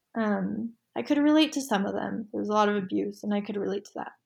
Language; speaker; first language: English; early bilingual, other home language; Spanish